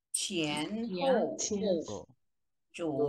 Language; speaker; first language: Chinese; non-native, learner; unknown